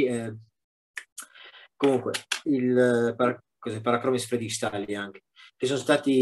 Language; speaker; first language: Italian; native; Italian